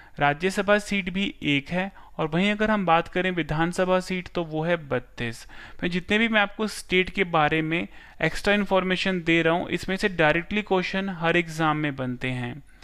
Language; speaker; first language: Hindi; non-native, local second language; Gujarati